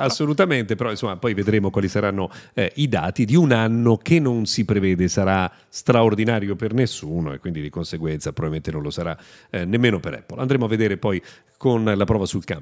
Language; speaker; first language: Italian; native; Italian